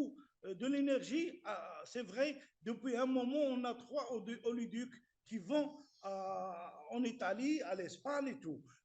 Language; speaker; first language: French; non-native, local second language; Arabic